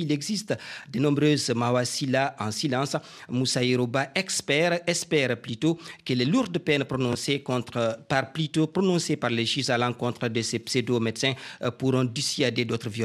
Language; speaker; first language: French; non-native, local second language; Fula